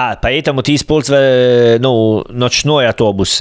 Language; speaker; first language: Russian; non-native, learner; Italian